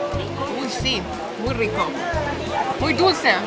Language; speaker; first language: Spanish; non-native, learner; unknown